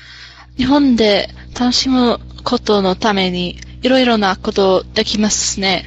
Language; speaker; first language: Japanese; non-native, learner; English